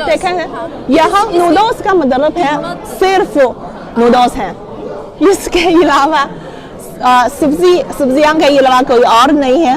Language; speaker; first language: Hindi; non-native, learner; Chinese